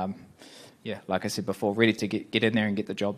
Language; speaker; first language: English; native; English